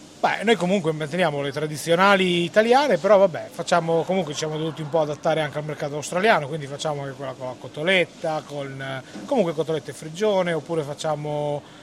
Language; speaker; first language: Italian; native; Italian